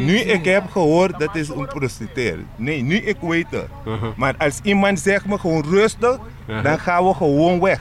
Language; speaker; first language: Dutch; non-native, local second language; Papiamento